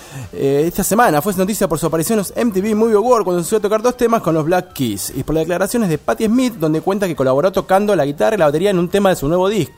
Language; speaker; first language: Spanish; native; Spanish